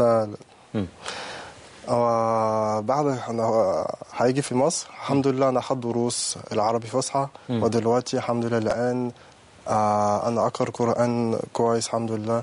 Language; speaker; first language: Arabic; non-native, learner; French